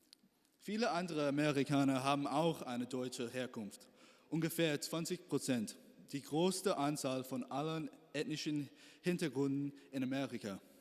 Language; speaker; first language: German; non-native, learner; English